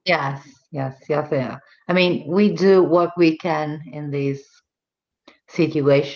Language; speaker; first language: English; non-native, fluent; Italian